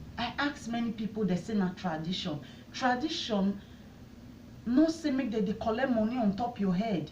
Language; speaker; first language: Nigerian Pidgin; non-native, local second language; Bini